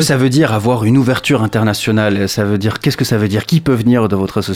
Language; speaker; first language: French; native; French